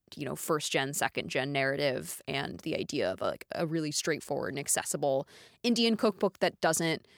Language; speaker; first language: English; native; English